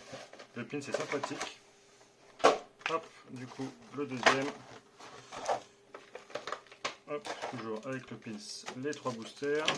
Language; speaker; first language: French; native; French